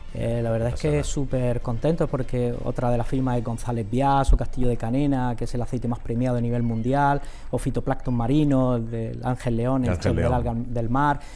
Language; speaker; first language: Spanish; native; Spanish